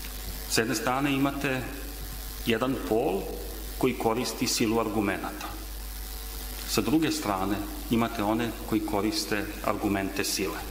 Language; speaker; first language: Serbian; native; Serbian